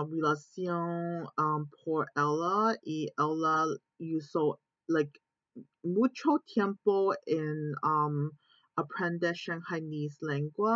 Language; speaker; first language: Spanish; non-native, learner; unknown